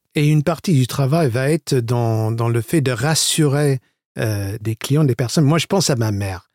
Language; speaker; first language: French; non-native, fluent; English